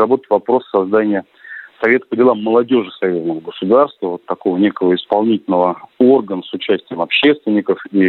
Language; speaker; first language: Russian; native; Russian